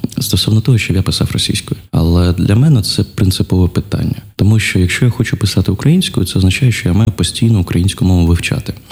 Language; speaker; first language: Ukrainian; non-native, local second language; Russian